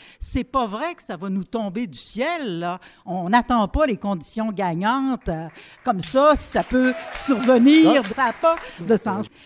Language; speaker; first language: French; native; French